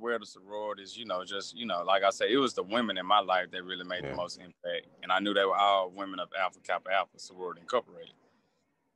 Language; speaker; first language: English; native; English